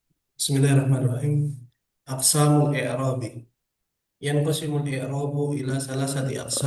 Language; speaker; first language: Arabic; non-native, learner; Indonesian